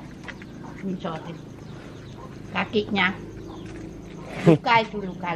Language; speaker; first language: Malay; non-native, local second language; Balinese